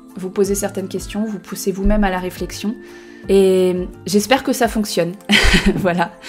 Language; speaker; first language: French; native; French